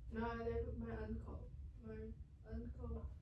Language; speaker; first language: English; non-native, learner; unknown